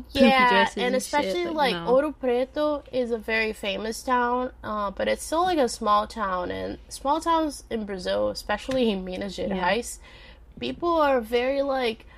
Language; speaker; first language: English; non-native, fluent; Portuguese